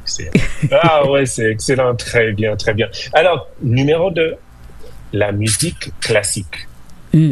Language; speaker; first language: French; non-native, fluent; English